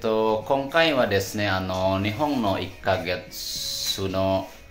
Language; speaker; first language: Japanese; non-native, learner; Indonesian